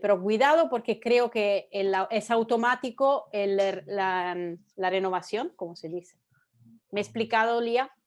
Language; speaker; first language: Spanish; non-native, fluent; Italian